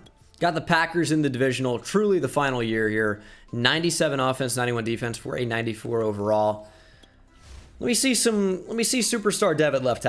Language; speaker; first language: English; native; English